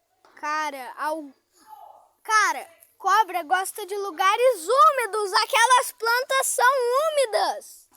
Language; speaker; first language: Portuguese; native; Portuguese